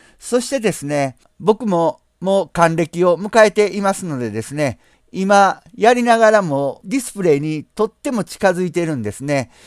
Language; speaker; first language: Japanese; native; Japanese